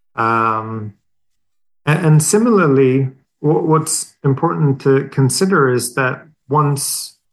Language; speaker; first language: English; non-native, fluent; Swedish